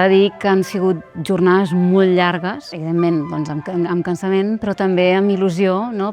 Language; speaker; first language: Catalan; native; Catalan